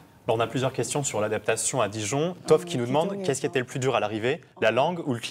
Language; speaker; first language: French; native; French